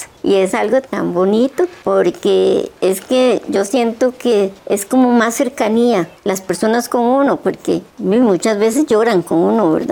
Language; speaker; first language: Spanish; native; Spanish